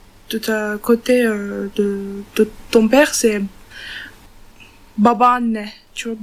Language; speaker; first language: French; non-native, learner; Turkish